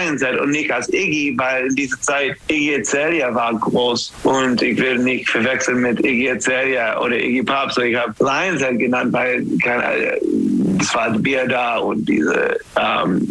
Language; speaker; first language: German; non-native, learner; English